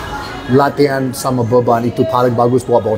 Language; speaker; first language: Indonesian; non-native, learner; English